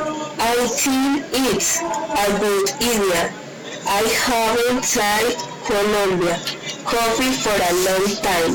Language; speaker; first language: English; non-native, learner; Spanish